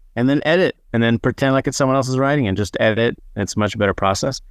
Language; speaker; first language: English; non-native, fluent; Hebrew